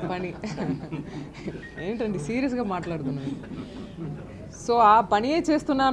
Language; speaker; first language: Telugu; non-native, fluent; Tamil